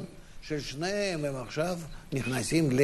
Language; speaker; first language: Hebrew; non-native, fluent; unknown